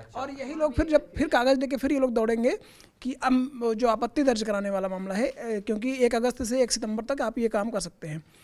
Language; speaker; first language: Hindi; native; Hindi